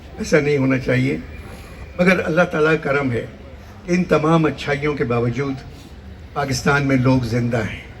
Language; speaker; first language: Urdu; native; Urdu